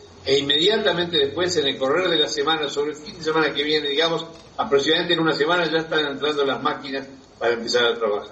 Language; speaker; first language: Spanish; native; Spanish